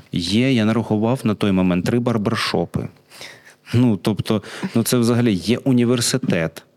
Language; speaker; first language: Ukrainian; non-native, local second language; Russian